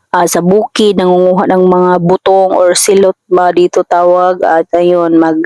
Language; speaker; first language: Filipino; non-native, local second language; Masbatenyo